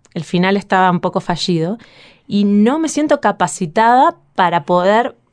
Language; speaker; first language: Spanish; native; Spanish